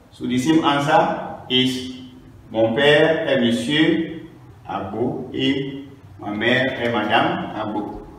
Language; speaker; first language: French; non-native, fluent; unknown